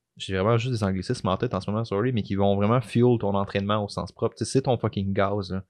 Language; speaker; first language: French; native; French